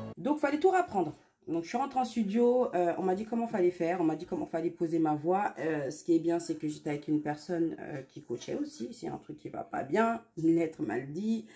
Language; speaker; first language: French; native; French